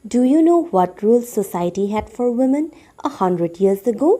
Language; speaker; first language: English; non-native, local second language; Assamese